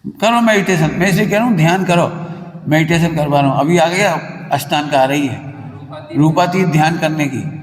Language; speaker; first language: Hindi; native; Hindi